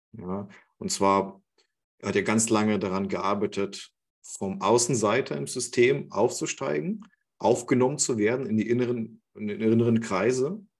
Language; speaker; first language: German; non-native, fluent; Russian